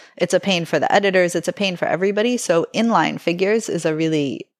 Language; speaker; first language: English; native; English